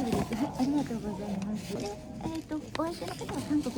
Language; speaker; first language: Japanese; native; Japanese